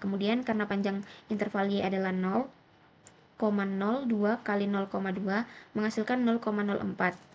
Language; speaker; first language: Indonesian; native; Indonesian